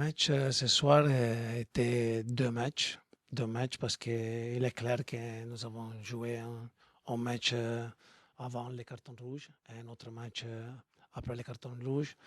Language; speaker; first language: French; non-native, learner; Italian